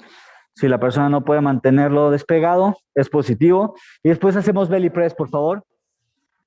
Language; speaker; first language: Spanish; native; Spanish